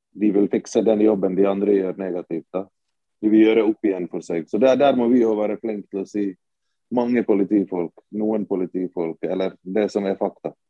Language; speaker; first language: Norwegian; early bilingual, other home language; Bosnian